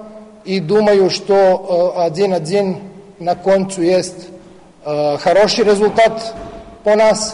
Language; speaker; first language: Russian; non-native, learner; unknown